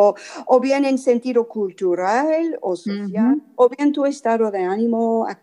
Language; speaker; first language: Spanish; non-native, fluent; English